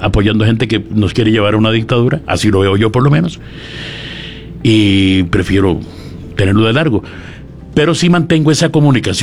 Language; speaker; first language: Spanish; native; Spanish